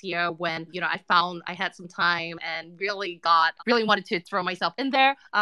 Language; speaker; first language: English; native; English